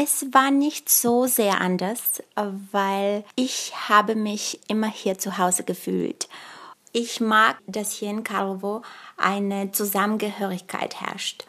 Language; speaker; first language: German; early bilingual, other home language; Bulgarian